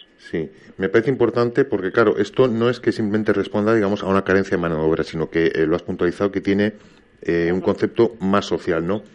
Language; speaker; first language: Spanish; native; Spanish